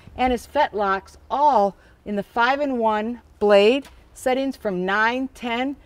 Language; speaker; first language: English; native; English